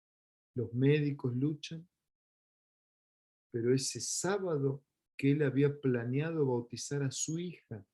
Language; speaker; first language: Spanish; native; Spanish